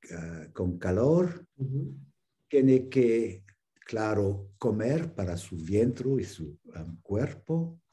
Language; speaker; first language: Spanish; non-native, fluent; English